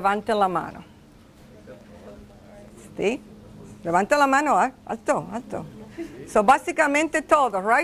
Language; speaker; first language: Spanish; non-native, fluent; English